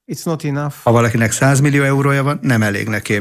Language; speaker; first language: Hungarian; non-native, fluent; Hebrew